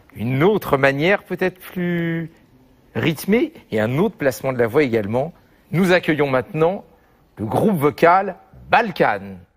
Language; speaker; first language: French; native; French